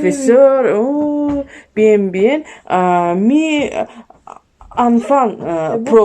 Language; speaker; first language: French; non-native, learner; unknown